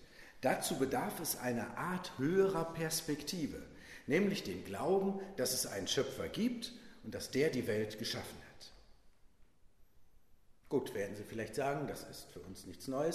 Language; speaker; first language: German; native; German